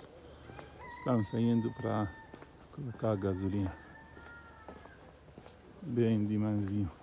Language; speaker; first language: Portuguese; non-native, local second language; Arabic